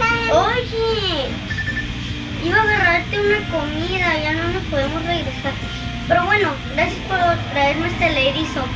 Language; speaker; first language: Spanish; native; Spanish